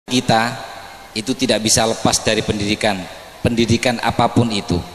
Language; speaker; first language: Indonesian; non-native, local second language; Madurese